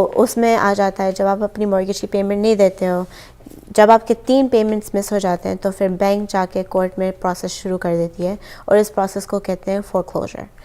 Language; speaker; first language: Hindi; early bilingual, heritage; Hindi